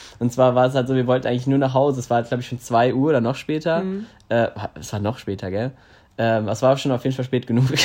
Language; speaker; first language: German; native; German